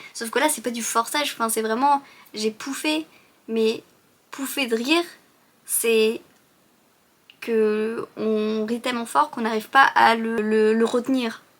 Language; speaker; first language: French; early bilingual, other home language; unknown